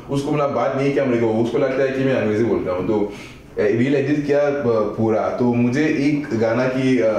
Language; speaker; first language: Hindi; non-native, fluent; Igbo